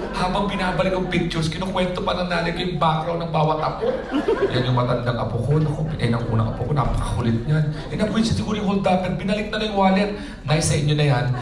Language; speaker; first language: Filipino; native; Filipino